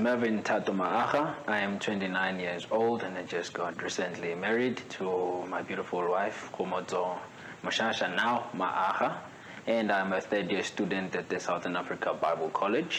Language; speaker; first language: English; non-native, local second language; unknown